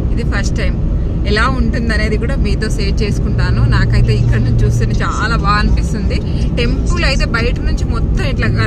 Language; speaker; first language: Telugu; native; Telugu